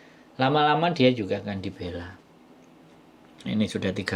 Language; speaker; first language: Indonesian; non-native, local second language; Javanese